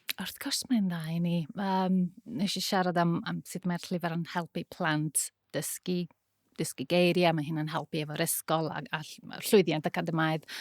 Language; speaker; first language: Welsh; non-native, fluent; Greek